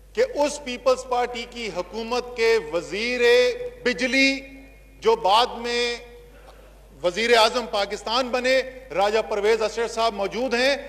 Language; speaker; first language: Urdu; native; Urdu